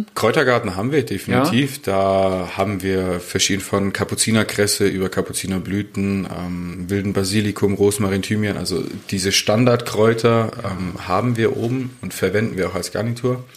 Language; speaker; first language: German; native; German